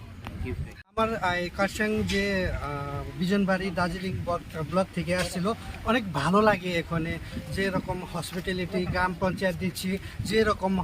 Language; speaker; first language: Bangla; non-native, local second language; Nepali